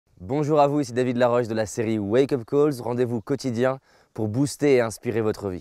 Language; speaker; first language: French; native; French